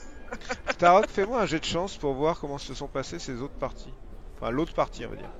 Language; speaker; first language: French; native; French